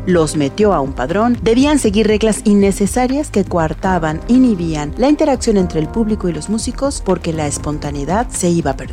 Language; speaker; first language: Spanish; native; Spanish